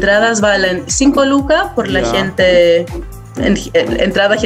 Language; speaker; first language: Spanish; non-native, fluent; Greek